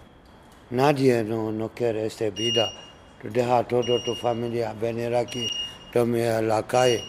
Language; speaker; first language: Spanish; non-native, learner; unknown